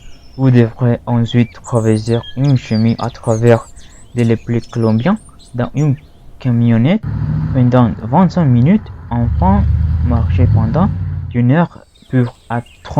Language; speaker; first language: French; non-native, learner; Spanish